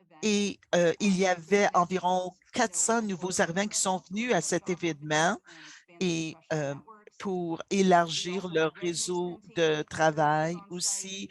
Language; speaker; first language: French; non-native, fluent; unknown